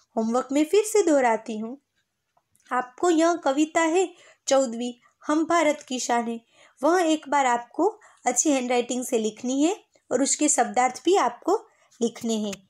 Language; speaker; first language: Hindi; non-native, local second language; Gujarati